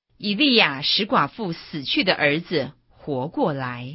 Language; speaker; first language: Chinese; native; Chinese